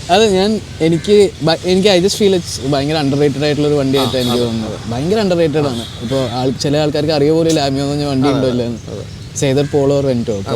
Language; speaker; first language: Malayalam; early bilingual, heritage; Malayalam